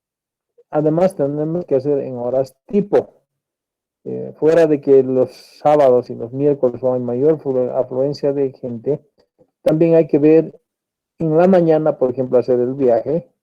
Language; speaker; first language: Spanish; native; Spanish